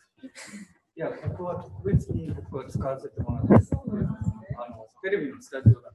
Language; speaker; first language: Japanese; native; Japanese